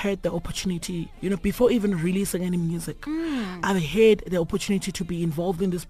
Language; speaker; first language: English; non-native, local second language; Swati